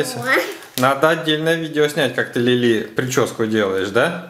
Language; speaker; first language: Russian; native; Russian